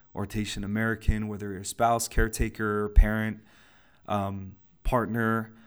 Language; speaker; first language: English; native; English